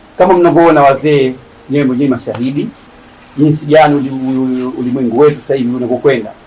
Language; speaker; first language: Swahili; native; Swahili